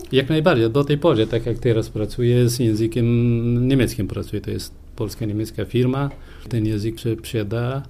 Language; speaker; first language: Polish; non-native, fluent; Persian